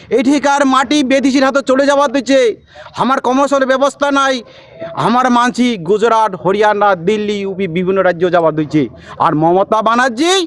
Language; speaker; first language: Bangla; non-native, local second language; Rangpuri